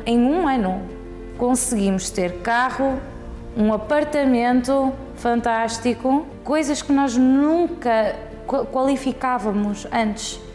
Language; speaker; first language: Portuguese; early bilingual, heritage; Portuguese